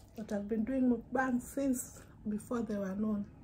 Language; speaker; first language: English; non-native, local second language; Gusii